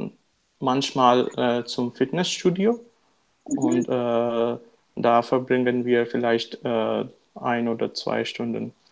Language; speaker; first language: German; non-native, learner; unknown